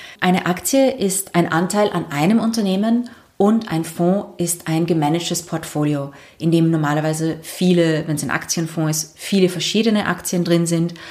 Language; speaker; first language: German; native; German